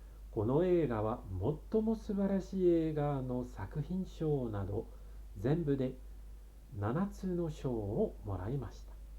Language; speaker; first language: Japanese; non-native, fluent; French